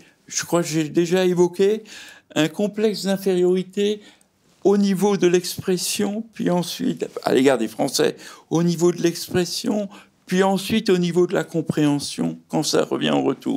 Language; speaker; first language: French; native; French